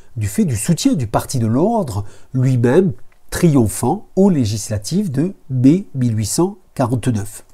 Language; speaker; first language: French; native; French